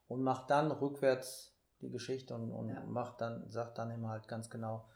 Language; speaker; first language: German; native; German